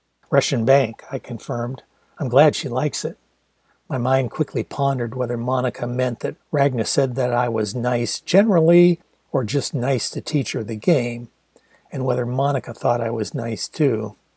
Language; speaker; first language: English; native; English